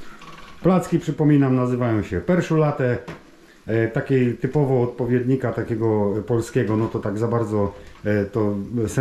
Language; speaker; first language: Polish; native; Polish